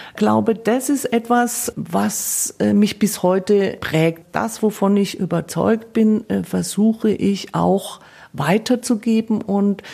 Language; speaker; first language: German; native; German